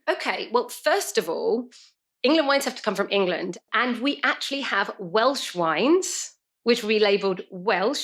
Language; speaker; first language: English; native; English